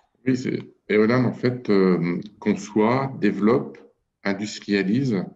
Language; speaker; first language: French; native; French